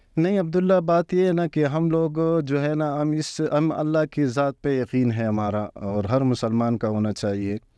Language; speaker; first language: Urdu; non-native, local second language; Pashto